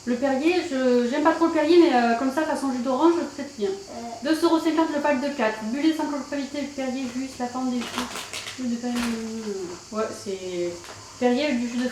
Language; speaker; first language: French; native; French